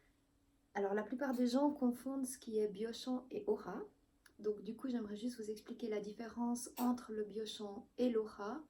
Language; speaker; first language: French; native; French